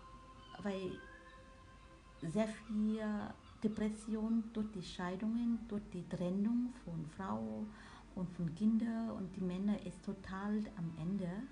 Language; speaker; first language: German; non-native, learner; Vietnamese